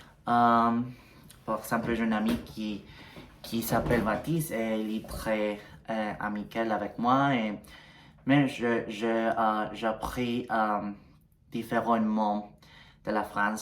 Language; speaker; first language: French; non-native, learner; Spanish